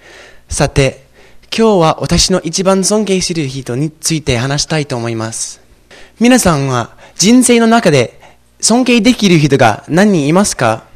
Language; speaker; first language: Japanese; non-native, fluent; English